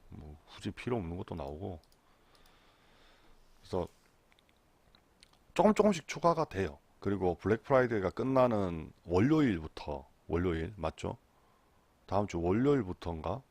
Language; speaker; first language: Korean; native; Korean